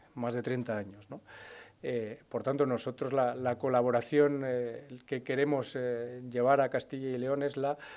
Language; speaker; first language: Spanish; native; Spanish